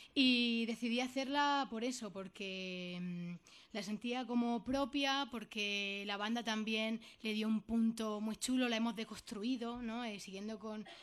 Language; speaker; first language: Spanish; native; Spanish